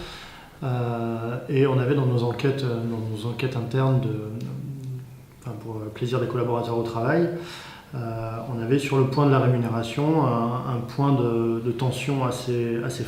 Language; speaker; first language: French; native; French